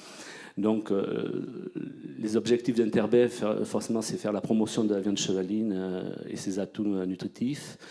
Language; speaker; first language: French; native; French